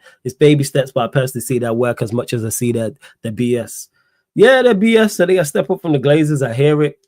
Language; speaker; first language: English; native; English